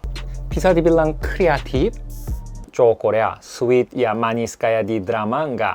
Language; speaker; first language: Indonesian; non-native, fluent; Korean